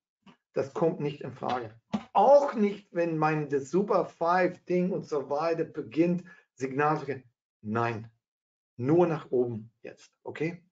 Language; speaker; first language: German; non-native, fluent; Dutch